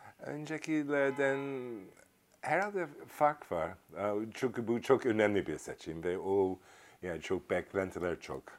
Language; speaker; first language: Turkish; non-native, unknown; English